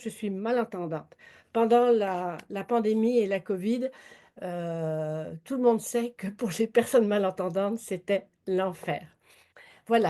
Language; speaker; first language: French; native; French